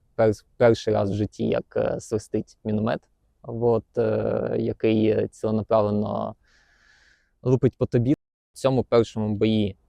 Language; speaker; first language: Ukrainian; native; Ukrainian